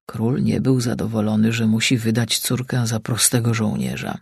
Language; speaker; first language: Polish; native; Polish